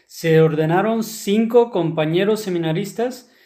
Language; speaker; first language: Spanish; native; Spanish